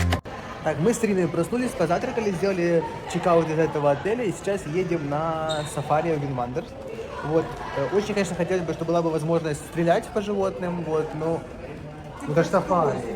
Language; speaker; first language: Russian; native; Russian